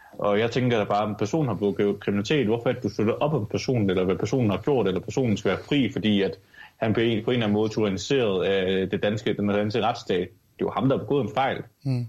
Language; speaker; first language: Danish; early bilingual, other home language; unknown